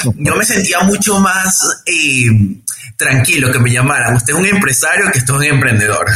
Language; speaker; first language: Spanish; native; Spanish